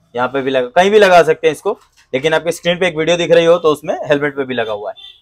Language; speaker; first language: Hindi; native; Hindi